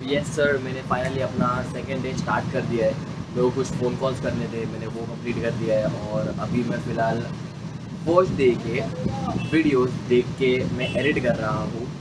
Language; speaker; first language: Hindi; native; Hindi